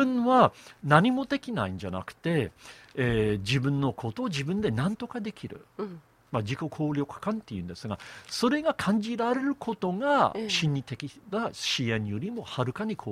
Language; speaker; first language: Japanese; non-native, fluent; English